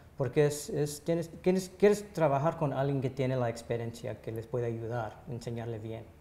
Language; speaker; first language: Spanish; early bilingual, heritage; Spanish